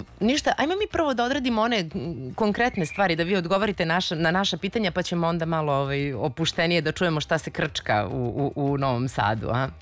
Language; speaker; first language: Serbian; native; Serbian